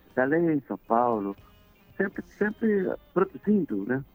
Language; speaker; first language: Portuguese; native; Portuguese